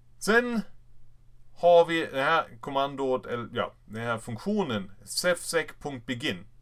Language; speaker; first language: Swedish; non-native, fluent; German